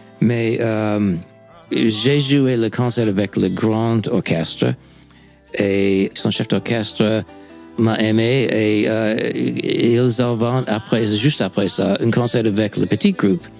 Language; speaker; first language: French; non-native, fluent; English